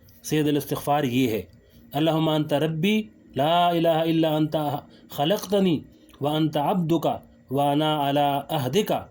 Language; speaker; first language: Urdu; native; Urdu